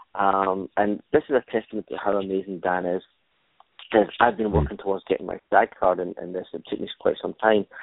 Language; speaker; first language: English; native; English